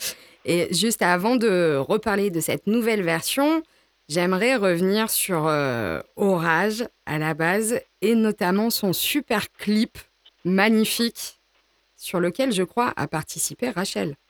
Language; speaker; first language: French; native; French